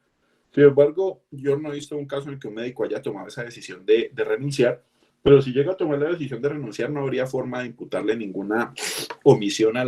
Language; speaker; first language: Spanish; native; Spanish